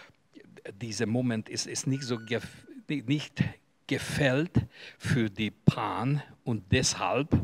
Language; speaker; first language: German; non-native, learner; Hungarian